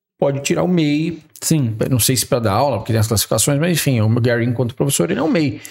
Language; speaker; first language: Portuguese; native; Portuguese